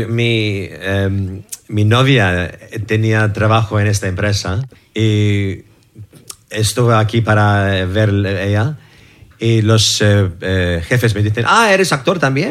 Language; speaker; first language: Spanish; non-native, learner; English